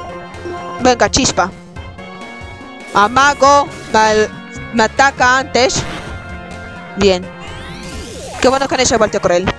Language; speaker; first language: Spanish; native; Spanish